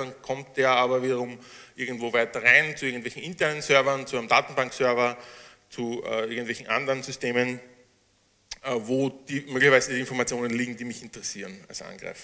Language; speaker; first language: German; native; German